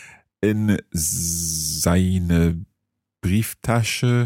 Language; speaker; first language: German; non-native, learner; English